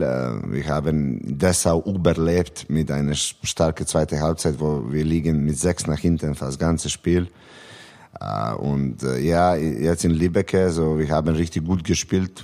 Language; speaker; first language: German; non-native, learner; Serbian